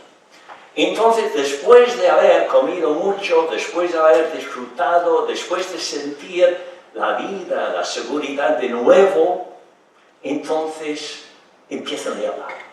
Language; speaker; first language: Spanish; non-native, fluent; English